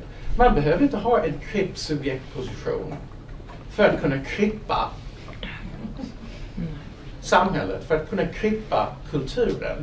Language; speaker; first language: Swedish; non-native, fluent; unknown